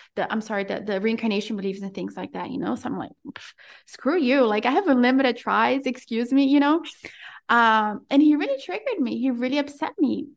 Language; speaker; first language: English; non-native, fluent; Portuguese